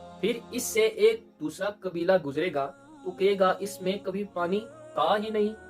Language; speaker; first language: Urdu; non-native, local second language; Punjabi